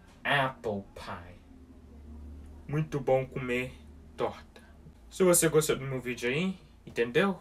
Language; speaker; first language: Portuguese; early bilingual, heritage; Portuguese